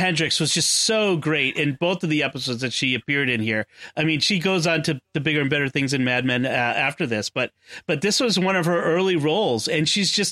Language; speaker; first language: English; native; English